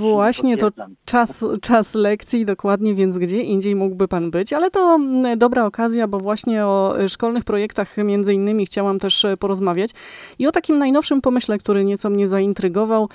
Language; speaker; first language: Polish; native; Polish